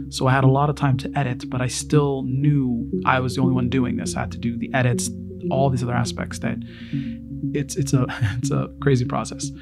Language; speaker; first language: English; native; English